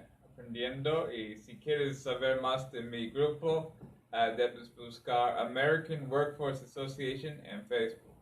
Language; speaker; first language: Spanish; non-native, learner; English